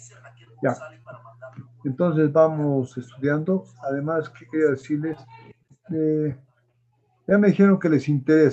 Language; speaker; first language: Spanish; native; Spanish